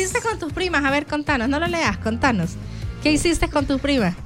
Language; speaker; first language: Spanish; native; Spanish